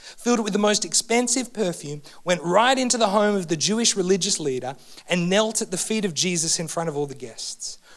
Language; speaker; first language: English; native; English